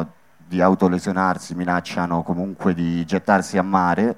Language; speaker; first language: Italian; native; Italian